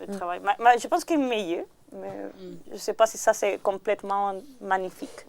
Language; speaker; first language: French; non-native, learner; Spanish